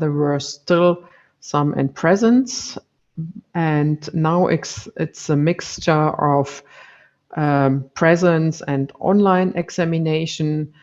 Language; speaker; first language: English; non-native, fluent; German